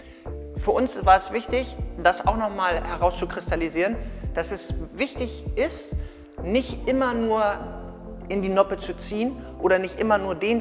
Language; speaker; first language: German; native; German